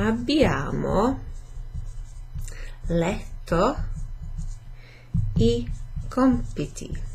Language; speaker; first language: Italian; non-native, fluent; English